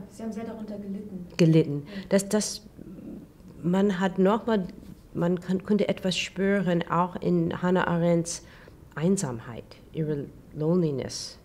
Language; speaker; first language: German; non-native, learner; English